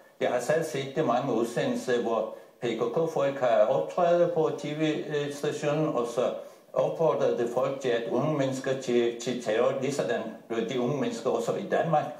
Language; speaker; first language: Danish; non-native, fluent; Turkish